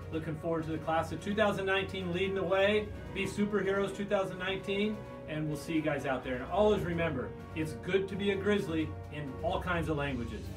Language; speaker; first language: English; native; English